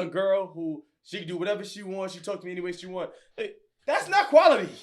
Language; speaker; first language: English; native; English